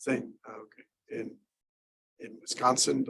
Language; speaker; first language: Spanish; non-native, fluent; English